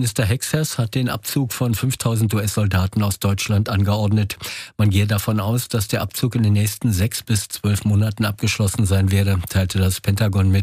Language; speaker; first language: German; native; German